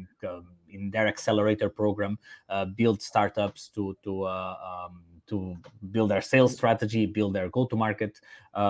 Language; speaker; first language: English; non-native, fluent; Portuguese